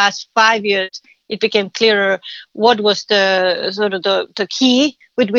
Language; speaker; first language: English; non-native, fluent; Finnish